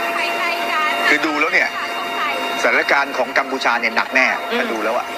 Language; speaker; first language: Thai; native; Thai